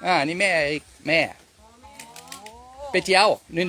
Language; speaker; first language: Thai; non-native, learner; French